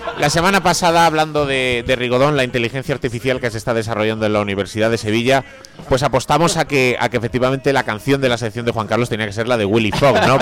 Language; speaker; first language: Spanish; native; Spanish